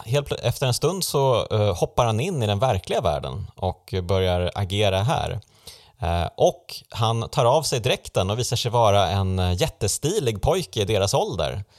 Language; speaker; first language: Swedish; native; Swedish